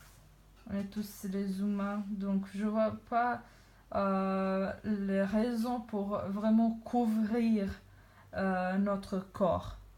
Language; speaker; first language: French; non-native, learner; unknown